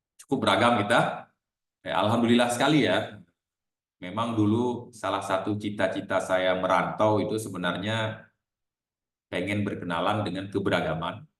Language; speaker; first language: Indonesian; native; Indonesian